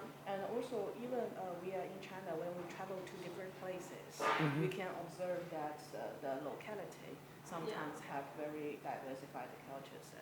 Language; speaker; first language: English; non-native, fluent; Chinese